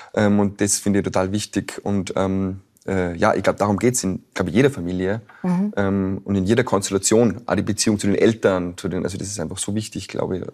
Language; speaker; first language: German; native; German